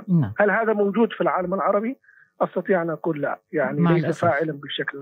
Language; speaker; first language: Arabic; native; Arabic